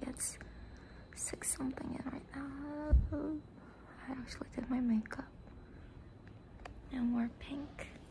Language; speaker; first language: English; early bilingual, other home language; Korean